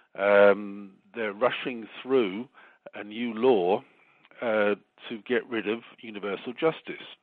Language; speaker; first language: Spanish; non-native, fluent; English